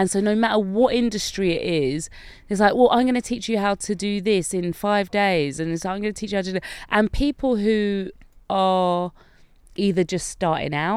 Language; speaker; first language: English; native; English